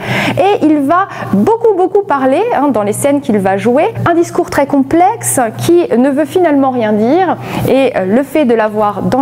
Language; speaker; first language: French; native; French